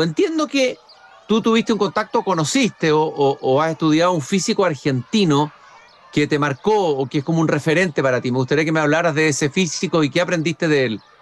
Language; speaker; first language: Spanish; native; Spanish